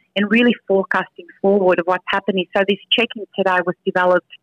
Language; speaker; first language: English; early bilingual, other home language; Spanish